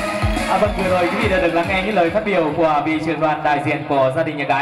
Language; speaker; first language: Vietnamese; native; Vietnamese